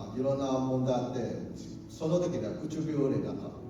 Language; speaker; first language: Japanese; non-native, learner; Cantonese